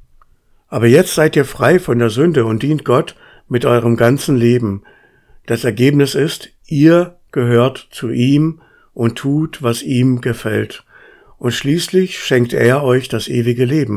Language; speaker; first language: German; native; German